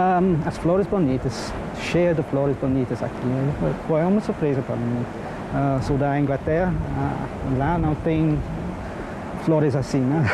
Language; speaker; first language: Portuguese; non-native, learner; English